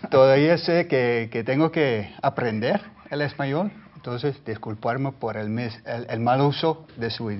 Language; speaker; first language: Spanish; non-native, fluent; Dutch